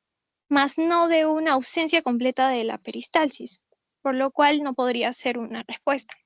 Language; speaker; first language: Spanish; native; Spanish